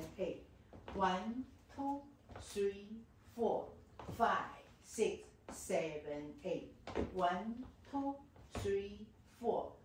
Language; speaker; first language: English; non-native, learner; Chinese